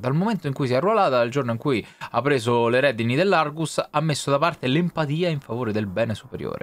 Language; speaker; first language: Italian; native; Italian